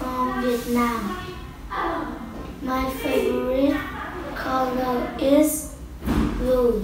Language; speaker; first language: English; non-native, learner; Vietnamese